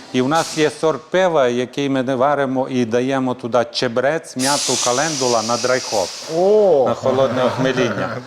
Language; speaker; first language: Ukrainian; native; Ukrainian